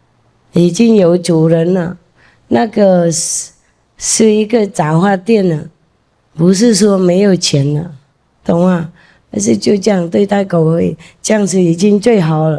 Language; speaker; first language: Chinese; non-native, fluent; Vietnamese